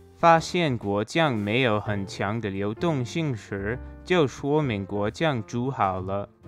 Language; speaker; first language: Chinese; non-native, fluent; English